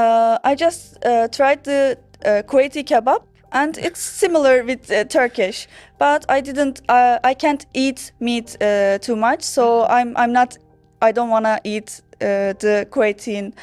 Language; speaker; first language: English; non-native, learner; Turkish